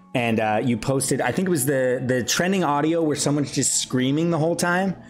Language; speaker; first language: English; native; English